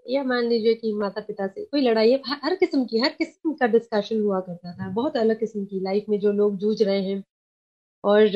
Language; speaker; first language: Hindi; non-native, local second language; Sindhi